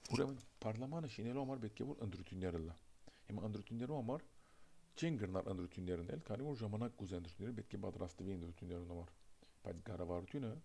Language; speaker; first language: Armenian; early bilingual, heritage; Armenian